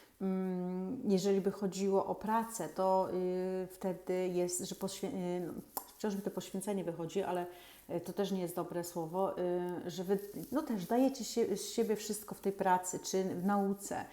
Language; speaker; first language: Polish; native; Polish